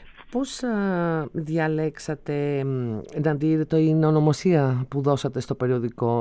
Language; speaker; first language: Greek; native; Greek